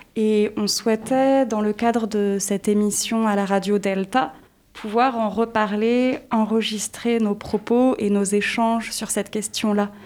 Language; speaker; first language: French; native; French